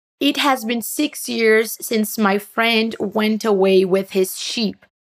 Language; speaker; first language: English; non-native, fluent; Portuguese